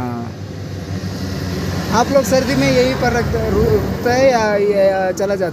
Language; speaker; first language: Hindi; non-native, local second language; Kannada